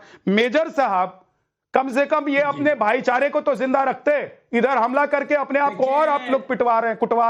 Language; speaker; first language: Hindi; native; Hindi